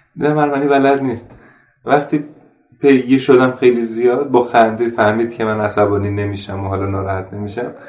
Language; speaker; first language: Persian; non-native, local second language; Armenian